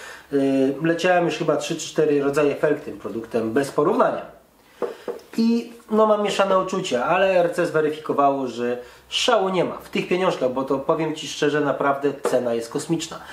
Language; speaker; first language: Polish; native; Polish